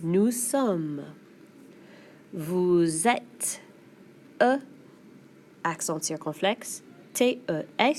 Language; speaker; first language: French; non-native, fluent; English